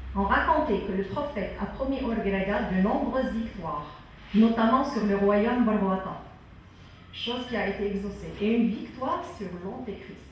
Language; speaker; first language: French; non-native, local second language; Arabic